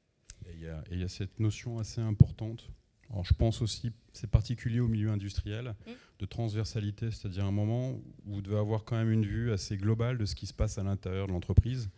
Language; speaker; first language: French; native; French